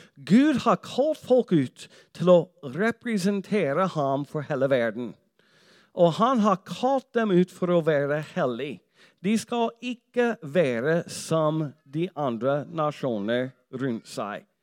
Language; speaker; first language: Norwegian; non-native, fluent; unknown